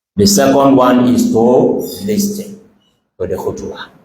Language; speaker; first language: English; non-native, local second language; Yoruba